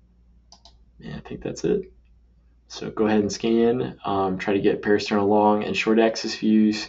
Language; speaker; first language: English; native; English